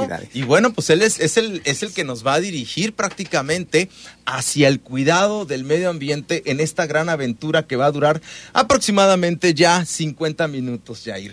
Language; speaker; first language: Spanish; native; Spanish